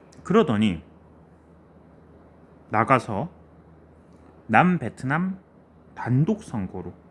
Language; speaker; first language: Korean; native; Korean